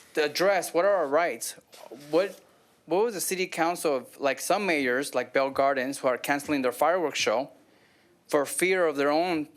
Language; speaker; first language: English; native; English